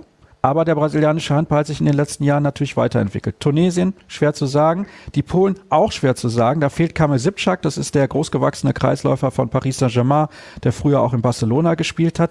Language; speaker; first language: German; native; German